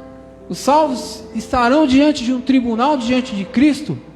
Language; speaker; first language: Portuguese; native; Portuguese